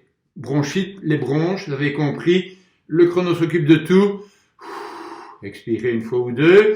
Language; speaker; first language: French; native; French